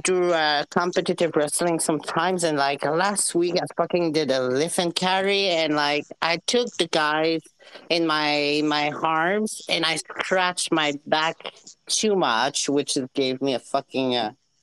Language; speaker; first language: English; non-native, fluent; French